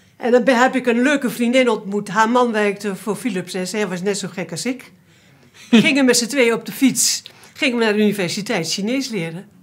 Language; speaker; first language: Dutch; native; Dutch